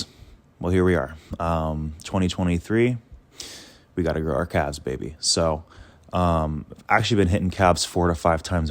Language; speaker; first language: English; native; English